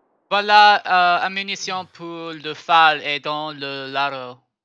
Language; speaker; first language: French; non-native, learner; English